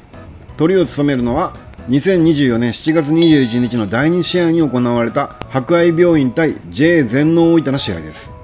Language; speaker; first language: Japanese; native; Japanese